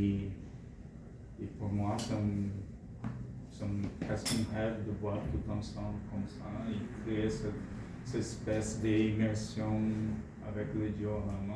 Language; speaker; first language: French; non-native, fluent; Portuguese